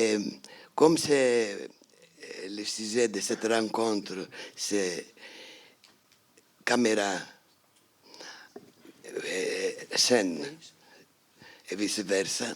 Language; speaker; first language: French; non-native, fluent; Greek